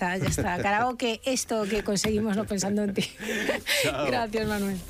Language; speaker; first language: Galician; native; Galician